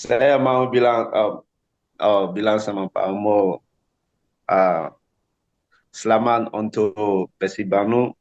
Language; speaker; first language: Indonesian; non-native, learner; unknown